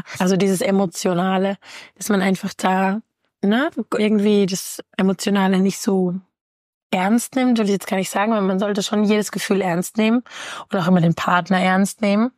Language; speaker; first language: German; native; German